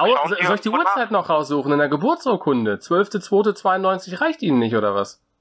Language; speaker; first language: German; native; German